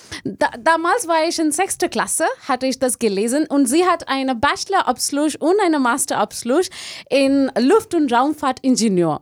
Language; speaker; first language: German; non-native, learner; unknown